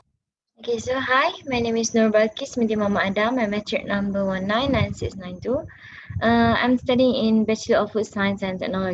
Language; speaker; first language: English; non-native, local second language; Malay